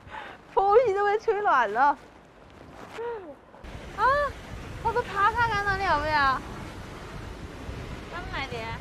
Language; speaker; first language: Chinese; native; Chinese